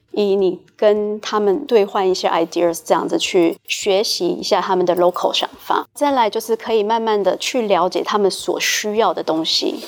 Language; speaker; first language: Chinese; early bilingual, heritage; Chinese